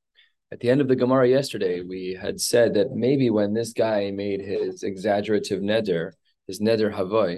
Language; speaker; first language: English; native; English